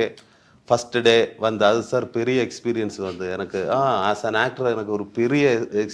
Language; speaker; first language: Tamil; non-native, learner; Malayalam